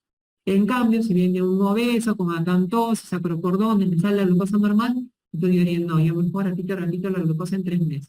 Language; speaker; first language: Spanish; native; Spanish